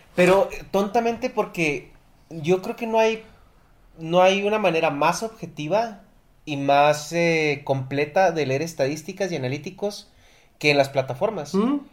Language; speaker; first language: Spanish; native; Spanish